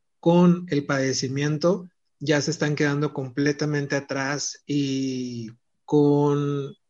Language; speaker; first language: Spanish; native; Spanish